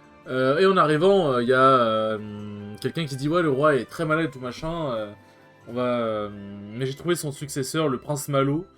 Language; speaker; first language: French; native; French